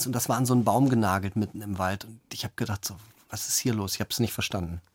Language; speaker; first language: German; native; German